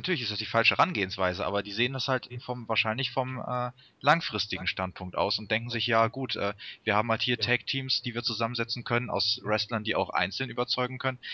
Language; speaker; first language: German; native; German